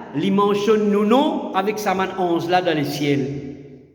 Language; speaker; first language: French; non-native, learner; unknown